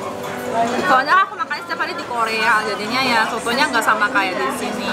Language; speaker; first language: Indonesian; non-native, fluent; Korean